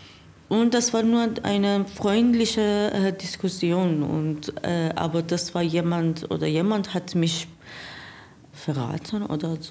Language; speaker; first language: German; non-native, learner; Persian